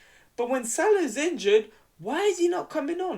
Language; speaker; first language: English; native; English